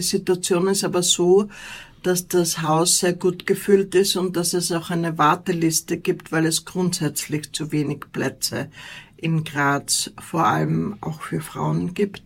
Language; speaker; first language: German; native; German